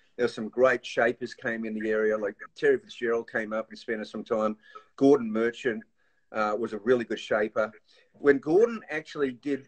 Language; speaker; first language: English; native; English